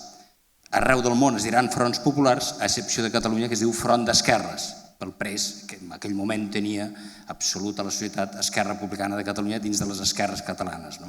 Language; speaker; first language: Catalan; native; Catalan